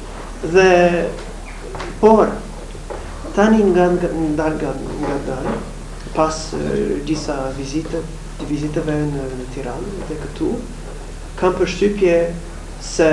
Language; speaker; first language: Albanian; non-native, fluent; English